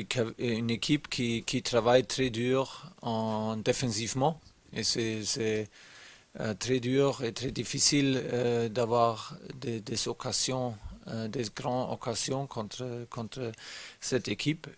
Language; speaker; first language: French; non-native, learner; German